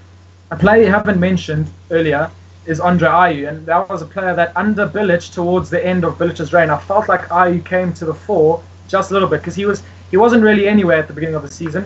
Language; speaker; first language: English; native; English